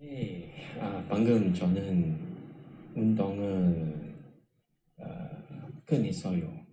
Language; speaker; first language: Korean; non-native, learner; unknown